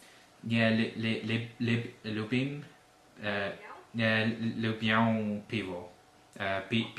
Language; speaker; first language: Polish; non-native, learner; English